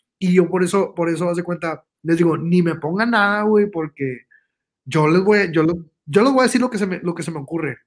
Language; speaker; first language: Spanish; early bilingual, heritage; Spanish